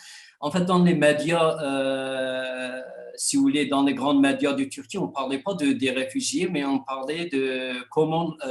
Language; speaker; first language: French; non-native, fluent; Kurdish